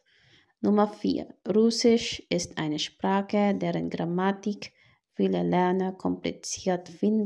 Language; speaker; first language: German; non-native, fluent; Filipino